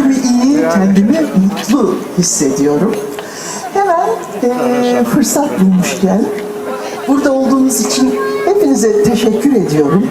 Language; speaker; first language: Turkish; native; Turkish